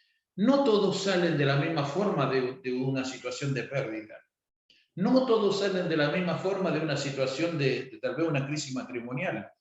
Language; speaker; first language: Spanish; native; Spanish